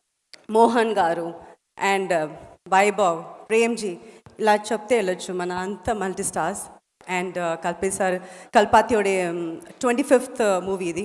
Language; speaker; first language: Telugu; non-native, fluent; Tamil